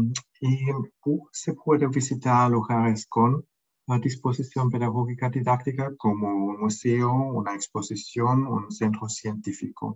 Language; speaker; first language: Spanish; non-native, fluent; German